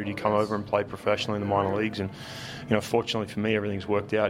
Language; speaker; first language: English; native; English